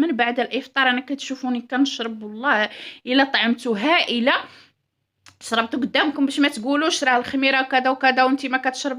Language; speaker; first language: Arabic; native; Arabic